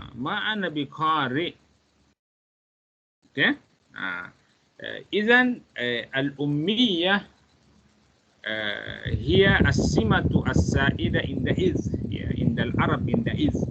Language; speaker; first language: Arabic; non-native, fluent; Malay